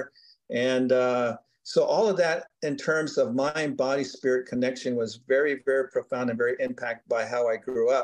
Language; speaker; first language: English; native; English